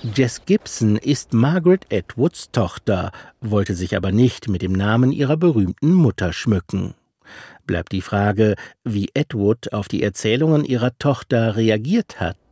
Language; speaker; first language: German; native; German